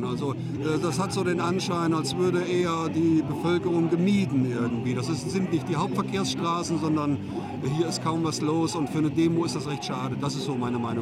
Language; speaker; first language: German; native; German